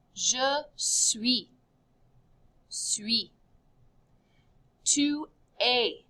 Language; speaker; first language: French; non-native, fluent; English